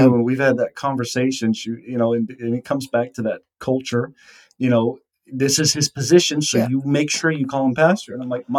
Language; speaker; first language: English; native; English